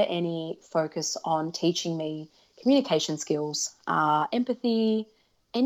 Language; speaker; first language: English; early bilingual, other home language; Russian